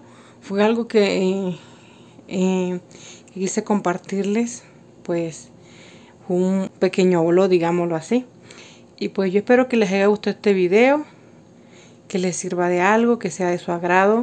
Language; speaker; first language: Spanish; native; Spanish